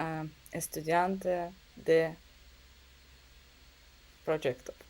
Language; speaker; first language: Spanish; non-native, learner; Russian